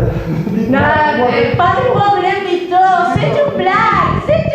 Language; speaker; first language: French; non-native, learner; Spanish